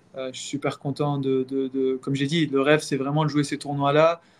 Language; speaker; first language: French; non-native, local second language; Arabic